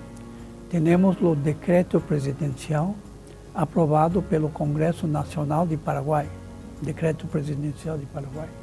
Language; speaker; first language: Spanish; non-native, fluent; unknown